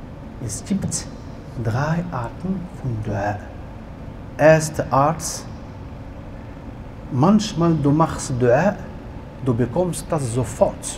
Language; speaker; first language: German; non-native, learner; Arabic